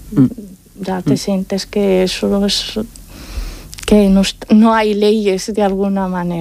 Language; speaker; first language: Spanish; non-native, fluent; Arabic